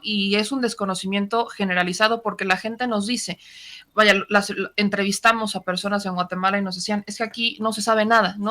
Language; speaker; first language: Spanish; native; Spanish